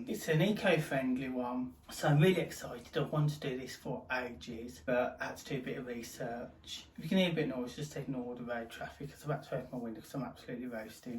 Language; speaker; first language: English; native; English